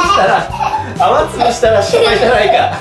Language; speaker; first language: Japanese; native; Japanese